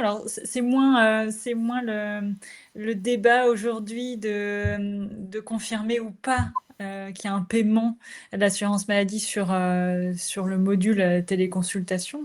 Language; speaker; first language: French; native; French